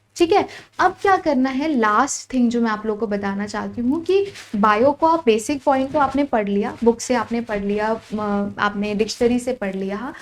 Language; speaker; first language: Hindi; native; Hindi